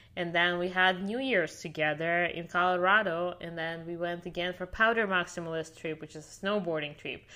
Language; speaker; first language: English; non-native, fluent; Russian